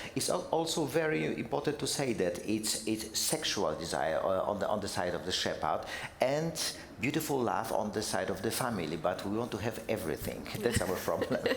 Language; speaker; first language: English; non-native, fluent; Polish